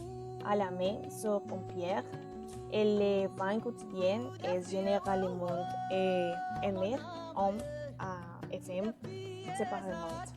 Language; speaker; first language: French; non-native, learner; Spanish